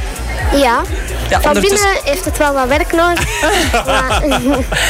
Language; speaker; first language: Dutch; early bilingual, other home language; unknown